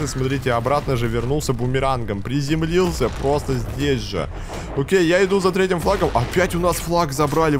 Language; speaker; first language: Russian; native; Russian